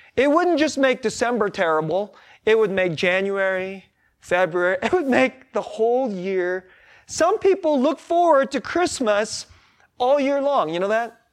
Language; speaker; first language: English; early bilingual, other home language; Korean